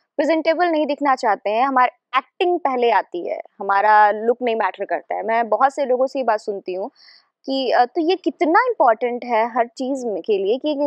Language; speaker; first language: Hindi; native; Hindi